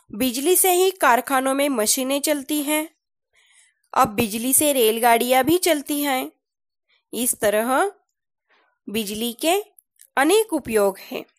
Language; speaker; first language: Hindi; non-native, local second language; Marathi